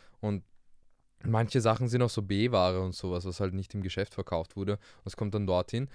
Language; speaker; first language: German; early bilingual, other home language; English